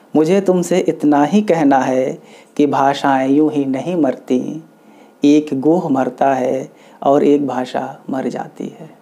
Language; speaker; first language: Hindi; non-native, local second language; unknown